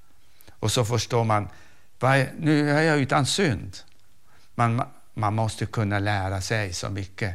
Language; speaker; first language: Swedish; non-native, fluent; Arabic